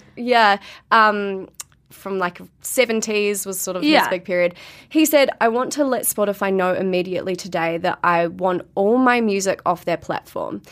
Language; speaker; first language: English; native; English